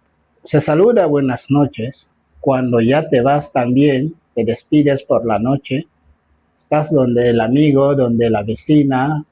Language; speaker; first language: Spanish; non-native, fluent; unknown